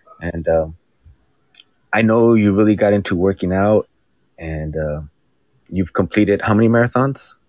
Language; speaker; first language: English; native; English